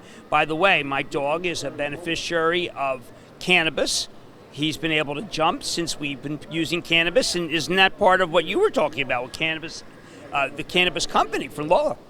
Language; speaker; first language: English; native; English